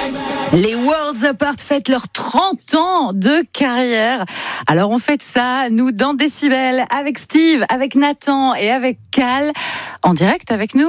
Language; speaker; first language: French; native; French